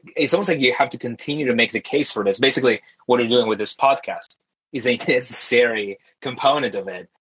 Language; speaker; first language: English; early bilingual, other home language; Spanish